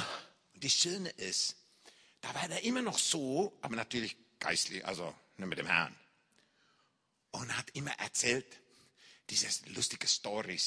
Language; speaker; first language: German; non-native, fluent; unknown